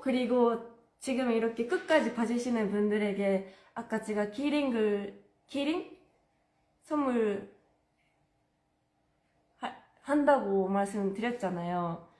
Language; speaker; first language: Korean; non-native, fluent; Japanese